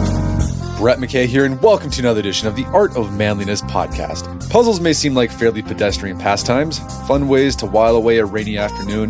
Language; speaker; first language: English; native; English